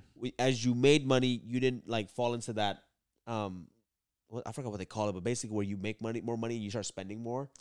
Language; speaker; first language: English; early bilingual, other home language; Vietnamese